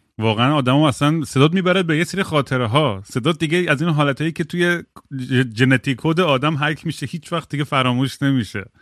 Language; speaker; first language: Persian; early bilingual, heritage; Persian